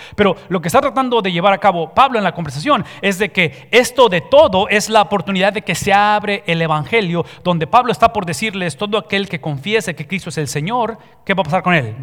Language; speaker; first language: Spanish; early bilingual, heritage; Spanish